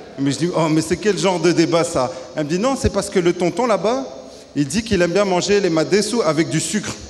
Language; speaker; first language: French; native; French